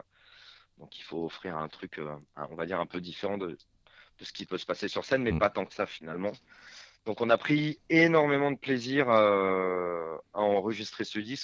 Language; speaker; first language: French; native; French